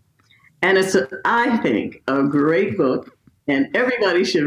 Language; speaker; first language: English; native; English